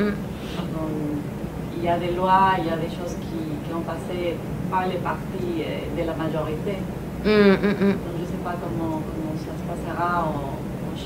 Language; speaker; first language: French; non-native, learner; Spanish